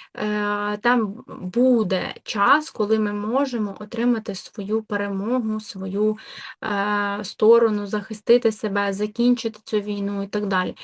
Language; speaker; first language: Ukrainian; native; Ukrainian